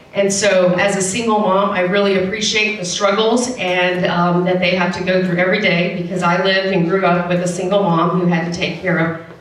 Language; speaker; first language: English; native; English